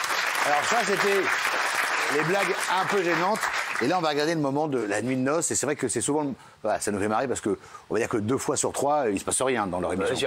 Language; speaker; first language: French; native; French